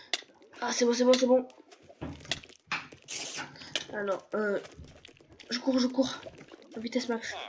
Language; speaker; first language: French; native; French